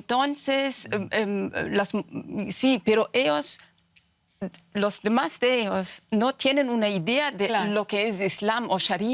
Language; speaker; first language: Spanish; non-native, fluent; Persian